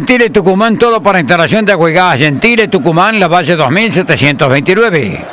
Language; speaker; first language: Spanish; native; Spanish